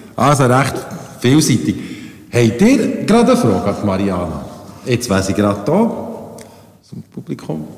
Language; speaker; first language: German; native; German